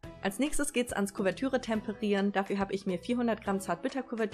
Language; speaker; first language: German; native; German